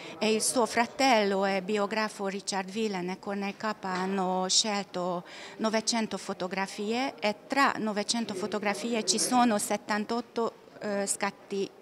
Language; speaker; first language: Italian; non-native, learner; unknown